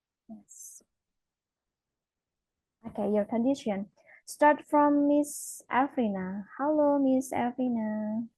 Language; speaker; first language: English; non-native, fluent; Indonesian